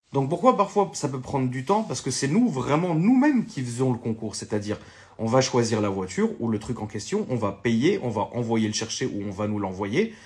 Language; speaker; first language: French; native; French